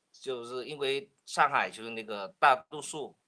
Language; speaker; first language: Chinese; non-native, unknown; Vietnamese